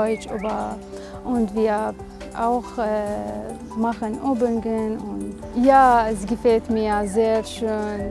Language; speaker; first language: German; non-native, learner; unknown